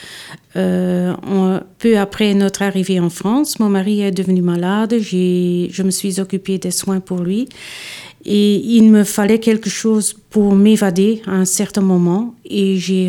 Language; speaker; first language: French; non-native, local second language; Dutch